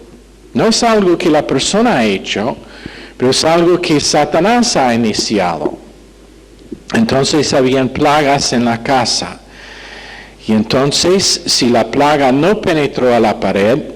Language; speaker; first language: Spanish; non-native, fluent; English